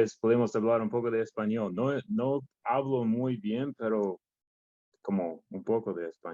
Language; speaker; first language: Spanish; non-native, learner; English